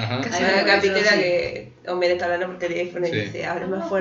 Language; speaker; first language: Spanish; native; Spanish